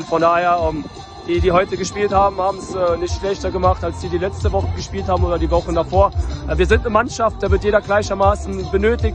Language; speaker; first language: German; native; German